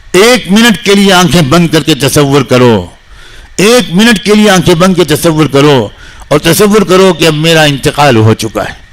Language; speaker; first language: Urdu; native; Urdu